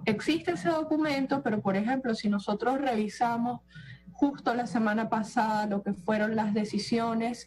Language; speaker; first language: Spanish; native; Spanish